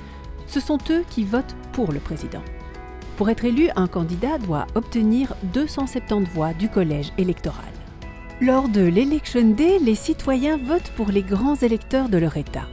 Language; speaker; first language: French; native; French